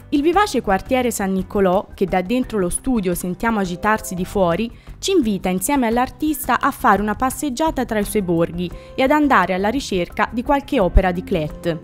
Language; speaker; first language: Italian; native; Italian